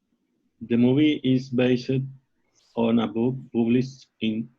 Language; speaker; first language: English; non-native, learner; Spanish